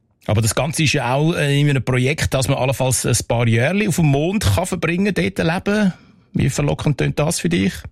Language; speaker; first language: German; native; German